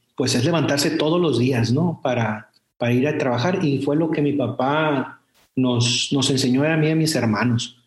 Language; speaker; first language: Spanish; native; Spanish